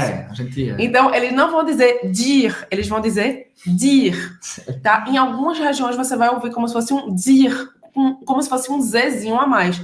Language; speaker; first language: Portuguese; native; Portuguese